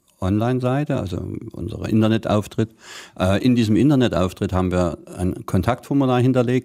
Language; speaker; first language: German; native; German